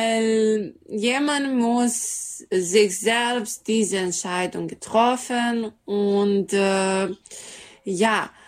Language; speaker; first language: German; non-native, learner; Serbian